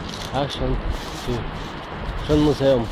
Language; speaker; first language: German; non-native, learner; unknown